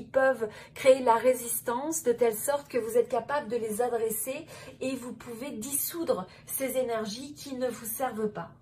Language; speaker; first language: French; native; French